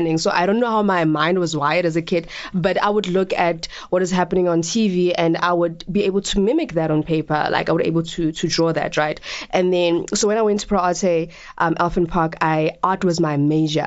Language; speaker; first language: English; non-native, local second language; Tswana